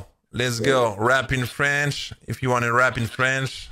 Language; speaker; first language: English; non-native, learner; French